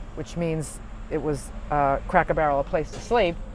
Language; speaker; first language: English; native; English